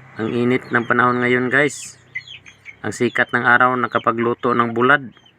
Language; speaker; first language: Filipino; non-native, local second language; Cebuano